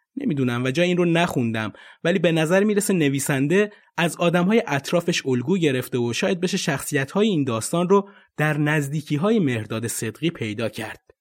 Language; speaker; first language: Persian; native; Persian